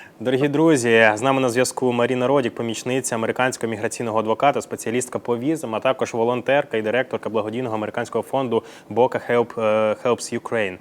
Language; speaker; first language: Ukrainian; native; Ukrainian